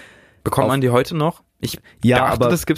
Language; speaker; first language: German; native; German